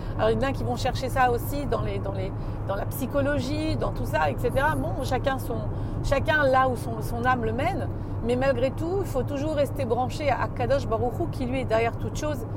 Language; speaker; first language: French; native; French